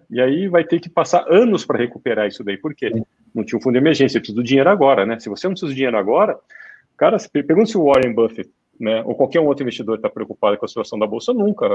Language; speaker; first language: Portuguese; native; Portuguese